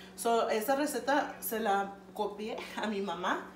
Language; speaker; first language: Spanish; early bilingual, other home language; English